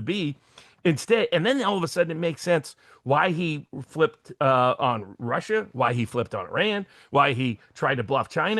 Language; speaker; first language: English; native; English